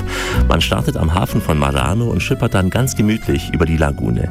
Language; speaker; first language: German; native; German